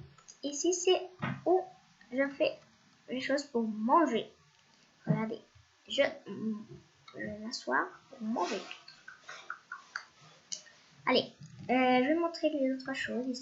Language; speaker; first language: French; non-native, fluent; Spanish